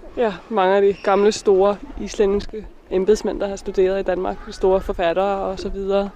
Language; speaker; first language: Danish; early bilingual, other home language; Icelandic